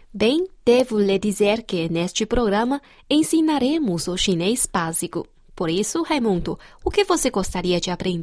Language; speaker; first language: Portuguese; non-native, fluent; Chinese